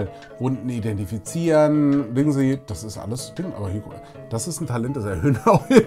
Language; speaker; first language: German; native; German